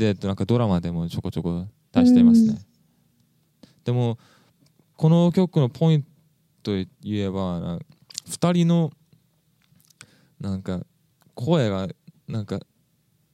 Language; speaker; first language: Japanese; non-native, fluent; English